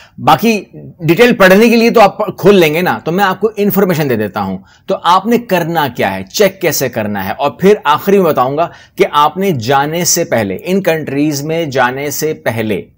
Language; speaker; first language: Urdu; non-native, local second language; Punjabi